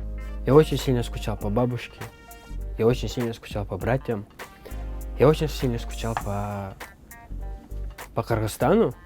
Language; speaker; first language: Russian; non-native, local second language; Kyrgyz